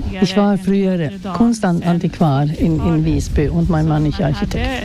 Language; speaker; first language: German; non-native, fluent; Swedish